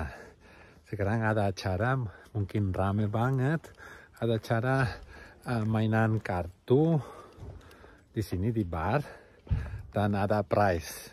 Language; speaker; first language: Indonesian; non-native, learner; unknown